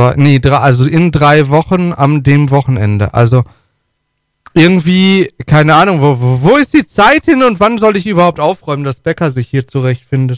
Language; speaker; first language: German; native; German